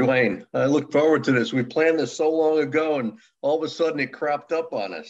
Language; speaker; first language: English; native; English